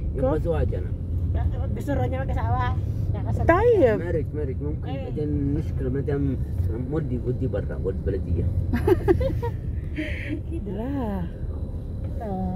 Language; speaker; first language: Arabic; non-native, learner; Filipino